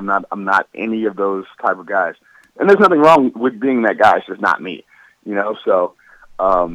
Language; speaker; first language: English; native; English